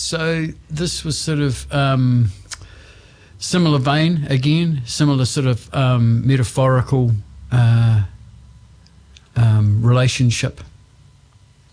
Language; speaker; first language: English; native; English